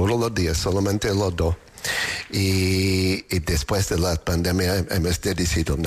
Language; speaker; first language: Spanish; non-native, learner; English